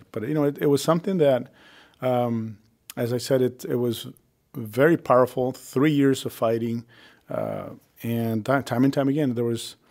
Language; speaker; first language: English; early bilingual, other home language; Spanish